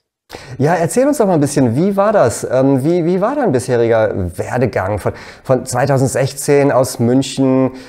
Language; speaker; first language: German; native; German